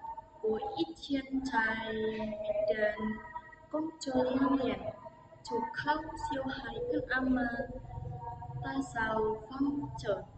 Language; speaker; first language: Chinese; non-native, learner; Indonesian